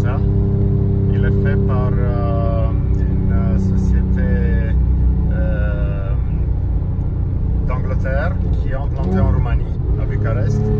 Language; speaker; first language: French; non-native, fluent; Romanian